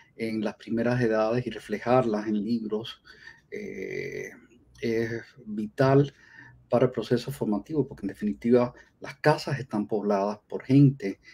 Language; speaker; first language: Spanish; native; Spanish